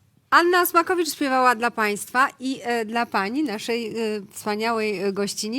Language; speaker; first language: Polish; native; Polish